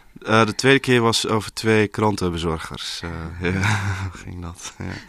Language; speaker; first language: Dutch; early bilingual, other home language; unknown